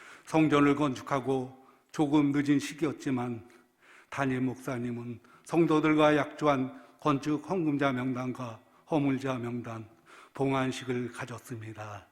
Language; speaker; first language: Korean; native; Korean